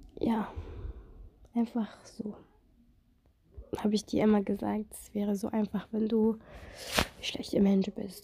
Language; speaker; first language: German; non-native, fluent; Russian